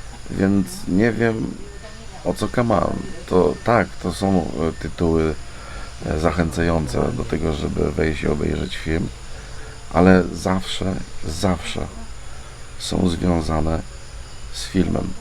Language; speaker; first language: Polish; native; Polish